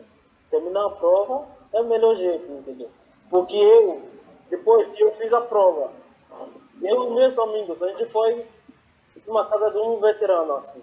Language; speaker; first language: Portuguese; non-native, fluent; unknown